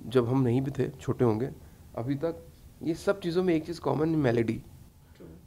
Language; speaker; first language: Hindi; native; Hindi